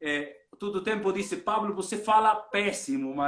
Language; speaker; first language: Portuguese; non-native, learner; Spanish